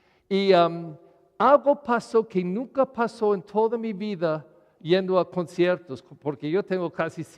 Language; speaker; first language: Spanish; non-native, learner; English